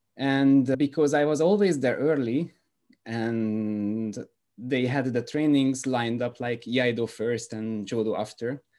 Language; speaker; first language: English; non-native, fluent; Hungarian